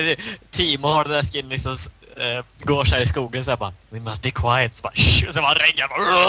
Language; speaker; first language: Swedish; native; Swedish